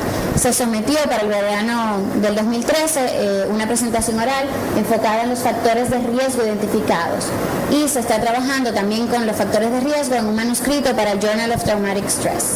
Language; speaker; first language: Spanish; native; Spanish